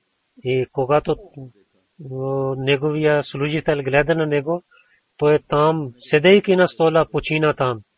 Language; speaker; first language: Bulgarian; non-native, learner; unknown